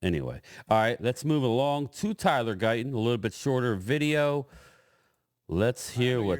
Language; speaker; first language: English; native; English